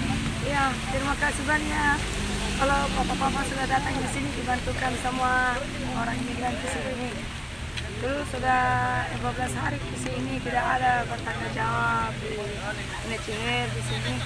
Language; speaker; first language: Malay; non-native, learner; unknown